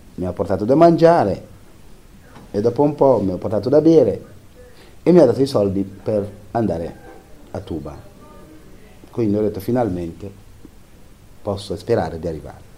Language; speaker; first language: Italian; non-native, fluent; Wolof